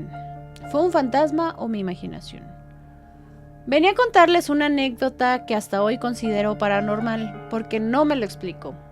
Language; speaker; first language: Spanish; native; Spanish